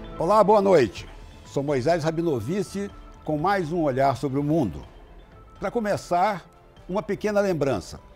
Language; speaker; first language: Portuguese; native; Portuguese